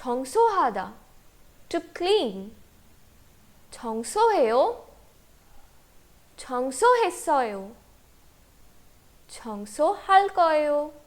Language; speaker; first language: Korean; non-native, fluent; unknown